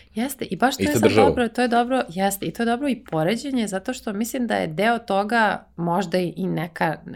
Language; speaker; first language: Serbian; native; Serbian